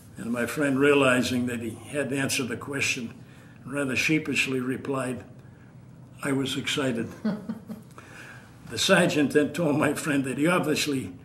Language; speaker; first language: English; native; English